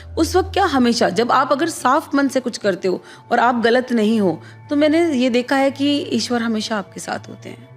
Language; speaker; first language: Hindi; native; Hindi